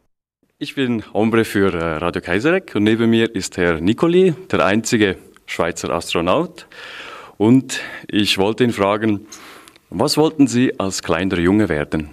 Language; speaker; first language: German; native; German